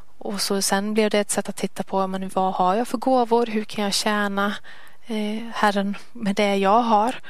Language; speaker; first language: Swedish; native; Swedish